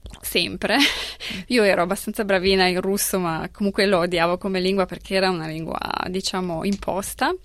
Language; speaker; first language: Italian; non-native, fluent; Polish